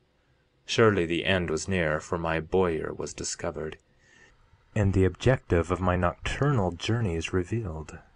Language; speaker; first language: English; native; English